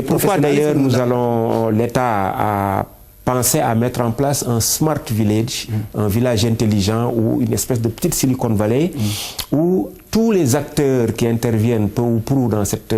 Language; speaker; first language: French; non-native, local second language; Wolof